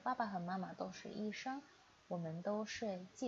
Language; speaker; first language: Chinese; non-native, fluent; Indonesian